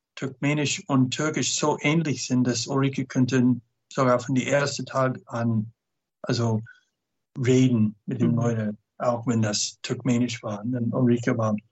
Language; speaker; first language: German; non-native, fluent; English